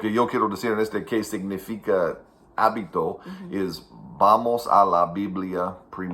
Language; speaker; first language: Spanish; non-native, fluent; English